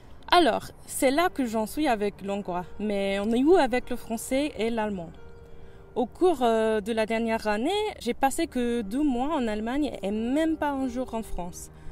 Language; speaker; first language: French; non-native, fluent; English